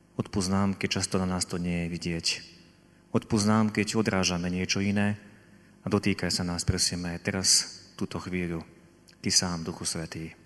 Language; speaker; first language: Slovak; native; Slovak